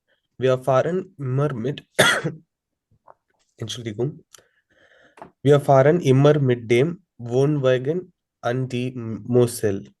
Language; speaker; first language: German; non-native, learner; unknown